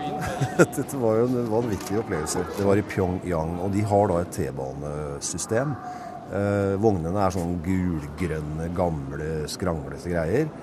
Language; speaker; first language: Norwegian; native; Norwegian